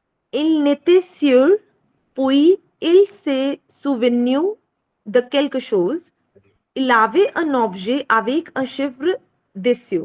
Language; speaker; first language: French; non-native, learner; Hindi